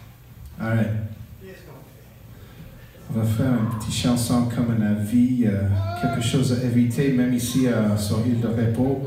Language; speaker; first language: French; non-native, local second language; English